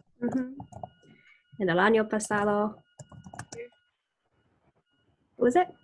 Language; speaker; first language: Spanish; non-native, fluent; English